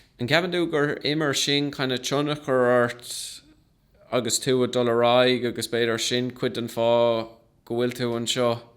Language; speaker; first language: Irish; non-native, local second language; English